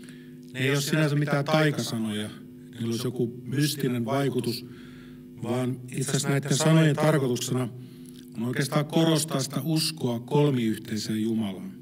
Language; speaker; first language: Finnish; native; Finnish